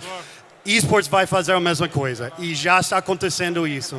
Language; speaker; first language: Portuguese; non-native, fluent; English